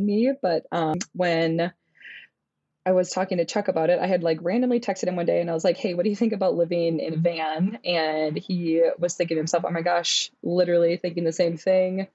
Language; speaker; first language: English; native; English